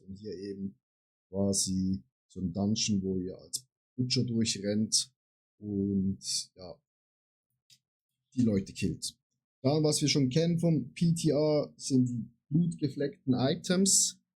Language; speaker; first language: German; native; German